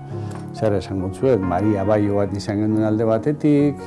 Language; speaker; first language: Basque; native; Basque